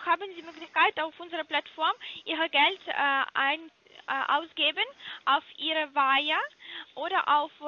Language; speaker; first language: German; non-native, learner; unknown